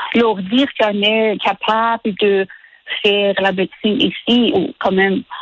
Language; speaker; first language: French; non-native, learner; Persian